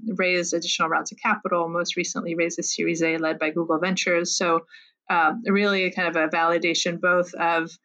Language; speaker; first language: English; non-native, fluent; French